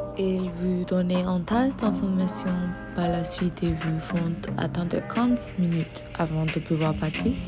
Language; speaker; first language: French; non-native, learner; English